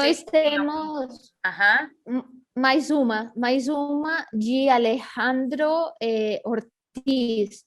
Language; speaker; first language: Portuguese; early bilingual, heritage; Portuguese